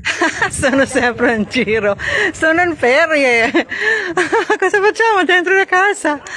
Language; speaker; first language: Italian; non-native, learner; Filipino